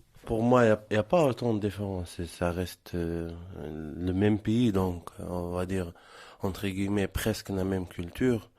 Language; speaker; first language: French; non-native, fluent; Arabic